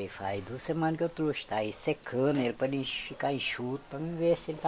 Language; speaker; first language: Portuguese; native; Portuguese